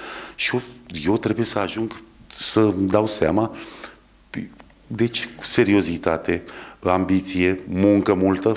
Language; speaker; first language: Romanian; native; Romanian